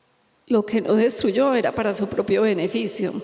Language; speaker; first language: Spanish; native; Spanish